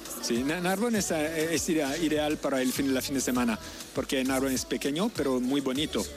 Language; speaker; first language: Spanish; non-native, learner; French